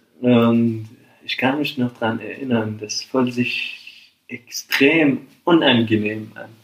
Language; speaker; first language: German; non-native, fluent; Arabic